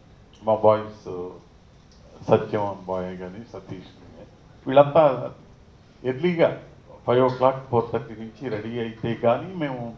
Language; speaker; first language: Telugu; native; Telugu